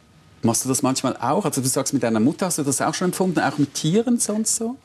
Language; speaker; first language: German; native; German